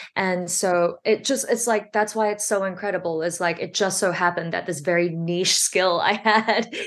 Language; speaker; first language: English; native; English